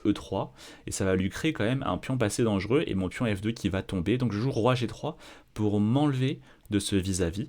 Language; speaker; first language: French; native; French